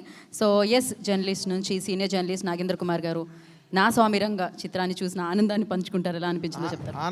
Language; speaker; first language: Telugu; native; Telugu